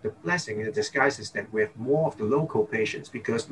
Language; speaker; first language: English; non-native, local second language; Cantonese